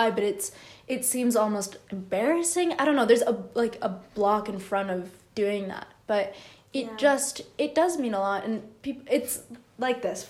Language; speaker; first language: English; native; English